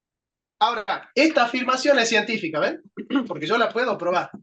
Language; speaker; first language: Spanish; native; Spanish